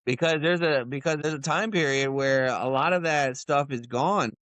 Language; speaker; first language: English; native; English